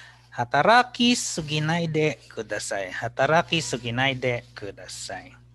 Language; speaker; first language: Japanese; non-native, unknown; Filipino